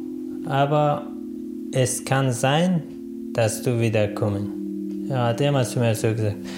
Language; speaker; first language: German; non-native, learner; Persian